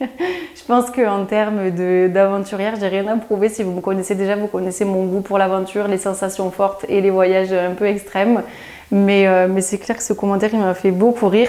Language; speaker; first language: French; native; French